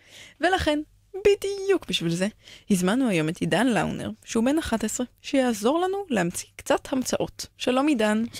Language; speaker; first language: Hebrew; native; Hebrew